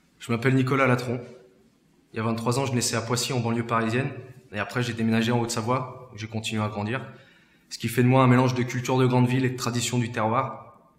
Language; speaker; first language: French; native; French